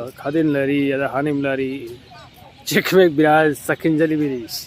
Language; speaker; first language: Turkish; non-native, fluent; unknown